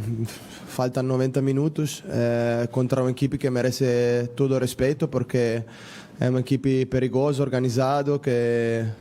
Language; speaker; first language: Portuguese; non-native, fluent; Spanish